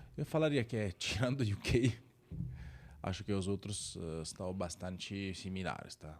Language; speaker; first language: Portuguese; non-native, fluent; Italian